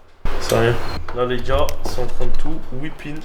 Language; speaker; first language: French; native; French